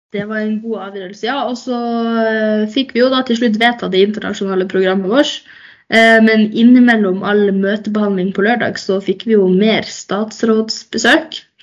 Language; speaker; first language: Norwegian; native; Norwegian